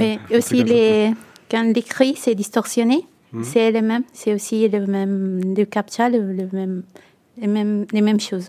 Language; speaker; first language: French; non-native, learner; Italian